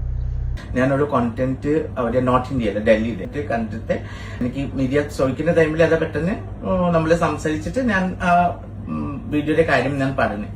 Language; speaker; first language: Malayalam; non-native, local second language; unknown